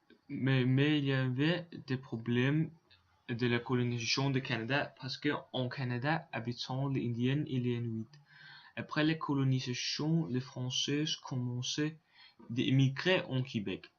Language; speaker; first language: French; non-native, learner; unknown